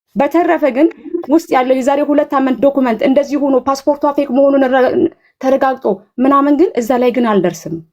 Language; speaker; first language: Amharic; native; Amharic